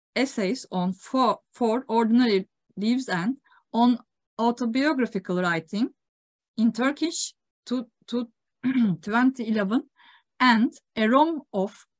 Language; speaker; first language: English; non-native, fluent; Turkish